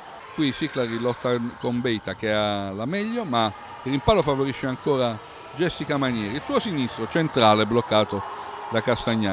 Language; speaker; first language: Italian; native; Italian